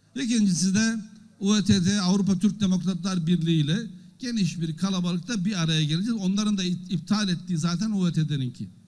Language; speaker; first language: Turkish; native; Turkish